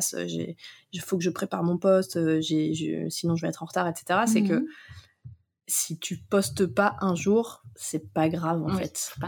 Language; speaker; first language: French; native; French